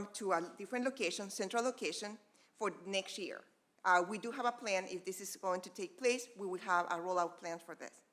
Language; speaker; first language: English; non-native, fluent; Spanish